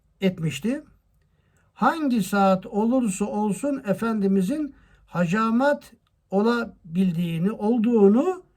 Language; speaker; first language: Turkish; native; Turkish